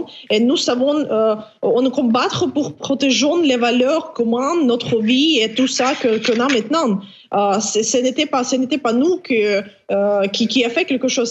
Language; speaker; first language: French; non-native, fluent; Ukrainian